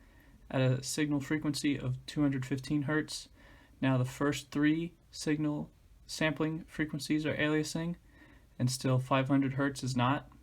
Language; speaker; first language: English; native; English